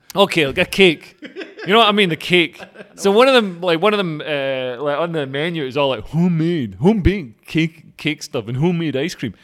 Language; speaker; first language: English; native; English